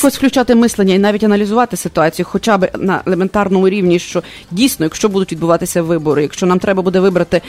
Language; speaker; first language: Ukrainian; native; Ukrainian